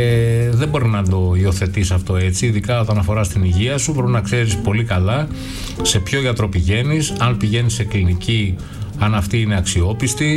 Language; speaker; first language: Greek; native; Greek